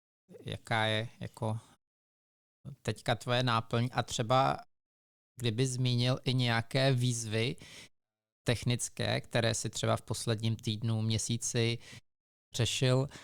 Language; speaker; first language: Czech; native; Czech